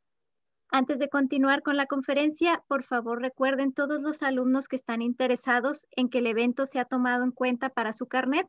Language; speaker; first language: Spanish; native; Spanish